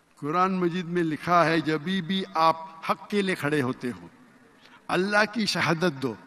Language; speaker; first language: Urdu; non-native, local second language; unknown